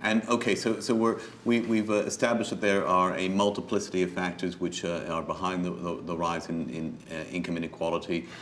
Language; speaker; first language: English; native; English